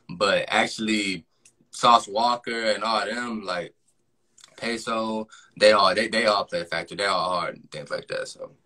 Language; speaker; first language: English; native; English